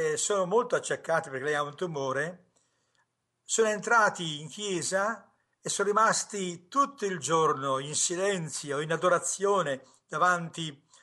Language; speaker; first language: Italian; native; Italian